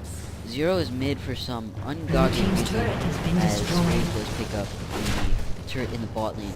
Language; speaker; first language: English; native; English